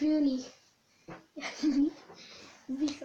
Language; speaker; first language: German; early bilingual, other home language; Hungarian